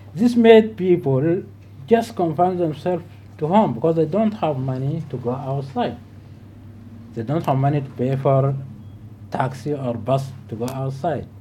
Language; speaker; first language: English; non-native, fluent; Arabic